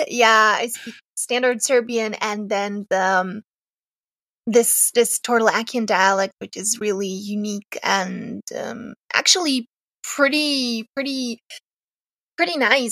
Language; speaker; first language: English; non-native, fluent; Serbian